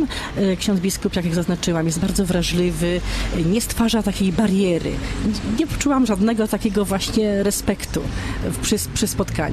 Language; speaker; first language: Polish; native; Polish